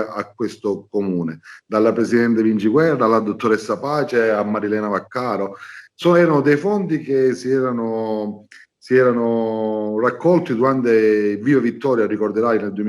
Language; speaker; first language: Italian; native; Italian